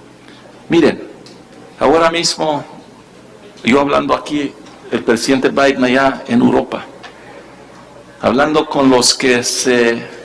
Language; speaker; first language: Spanish; early bilingual, heritage; Spanish